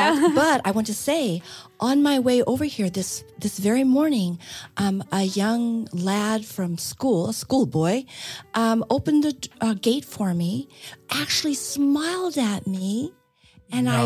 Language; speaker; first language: English; native; English